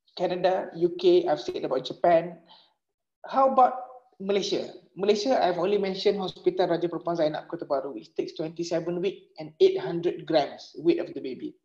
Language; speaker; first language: English; non-native, local second language; Malay